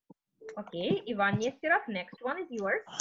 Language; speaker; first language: English; non-native, fluent; Russian